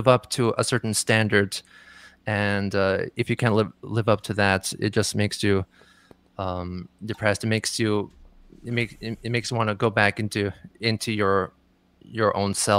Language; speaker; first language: English; native; English